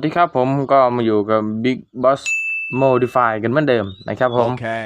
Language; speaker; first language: Thai; native; Thai